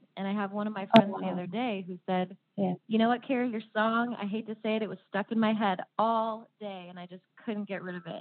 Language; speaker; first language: English; native; English